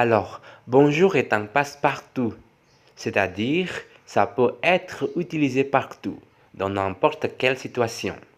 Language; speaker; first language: French; non-native, fluent; Javanese